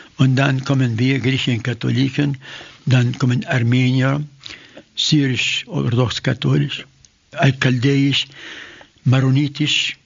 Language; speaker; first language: German; non-native, fluent; Arabic